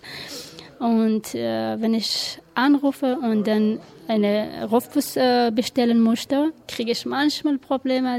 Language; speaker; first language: German; non-native, learner; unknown